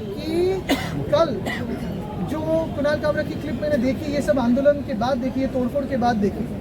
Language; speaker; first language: Hindi; non-native, local second language; Marathi